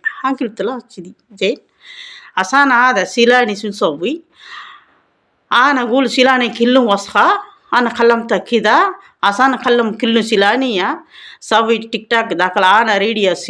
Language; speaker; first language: Arabic; non-native, learner; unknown